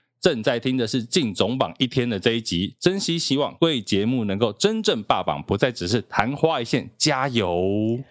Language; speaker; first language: Chinese; native; Chinese